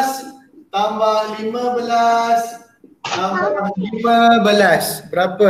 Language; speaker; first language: Malay; native; Malay